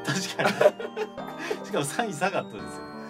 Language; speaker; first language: Japanese; native; Japanese